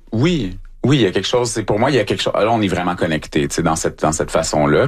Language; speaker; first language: French; native; French